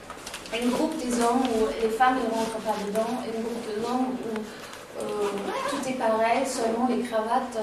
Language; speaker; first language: French; non-native, fluent; German